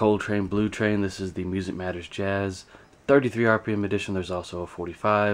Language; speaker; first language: English; native; English